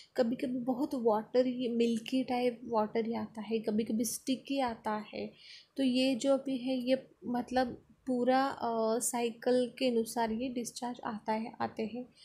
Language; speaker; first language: Hindi; non-native, local second language; Marathi